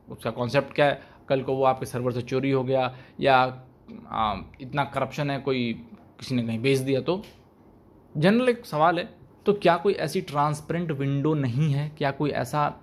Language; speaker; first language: Hindi; native; Hindi